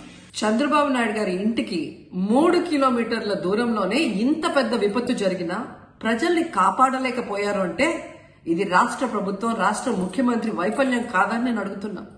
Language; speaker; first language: Telugu; native; Telugu